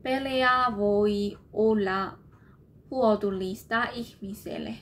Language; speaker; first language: Finnish; non-native, learner; Burmese